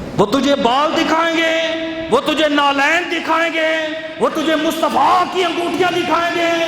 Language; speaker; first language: Urdu; non-native, local second language; Punjabi